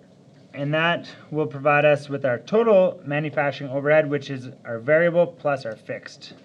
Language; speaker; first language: English; native; English